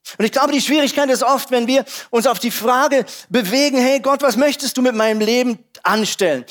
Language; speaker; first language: German; native; German